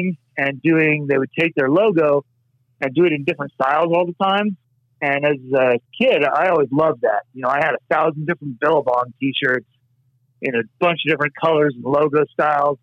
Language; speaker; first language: English; native; English